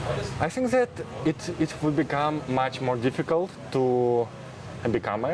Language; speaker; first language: English; non-native, fluent; Russian